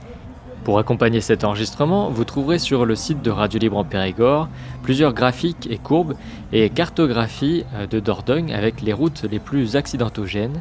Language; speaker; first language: French; native; French